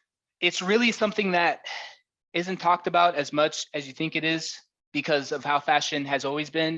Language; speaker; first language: English; native; English